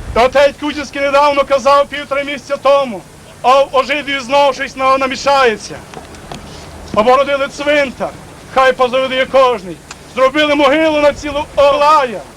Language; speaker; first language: Ukrainian; native; Ukrainian